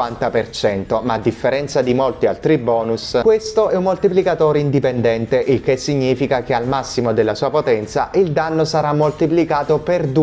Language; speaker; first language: Italian; native; Italian